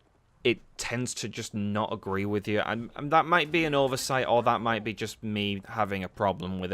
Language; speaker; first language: English; native; English